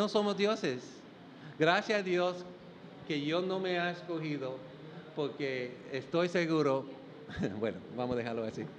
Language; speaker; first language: Spanish; non-native, fluent; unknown